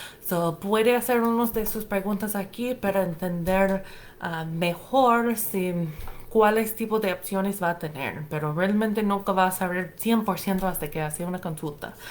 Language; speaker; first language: Spanish; non-native, fluent; English